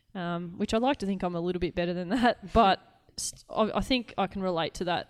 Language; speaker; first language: English; native; English